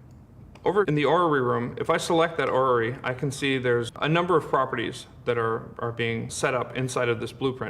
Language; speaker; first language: English; native; English